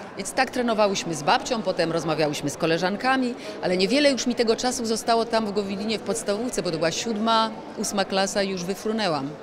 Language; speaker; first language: Polish; native; Polish